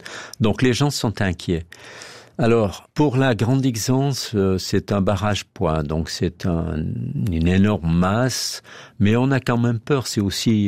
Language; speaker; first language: French; native; French